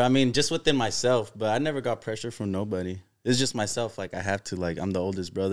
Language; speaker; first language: English; early bilingual, other home language; Spanish